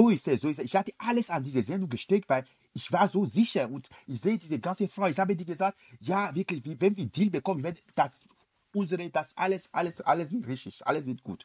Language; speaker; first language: German; non-native, fluent; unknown